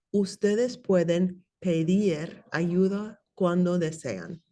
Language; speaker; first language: Spanish; non-native, fluent; English